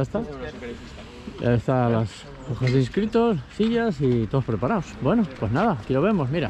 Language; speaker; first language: Spanish; native; Spanish